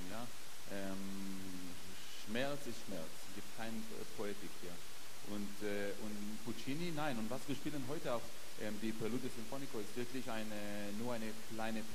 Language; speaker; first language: German; non-native, fluent; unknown